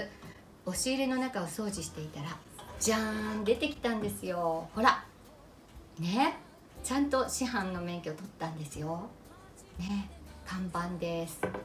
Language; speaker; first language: Japanese; native; Japanese